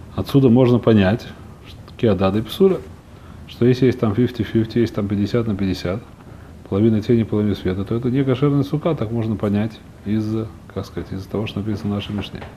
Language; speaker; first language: Russian; early bilingual, heritage; Russian